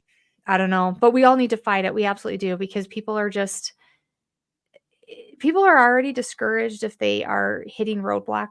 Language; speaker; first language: English; native; English